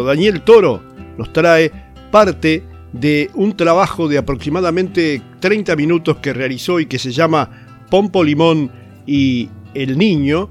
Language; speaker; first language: Spanish; native; Spanish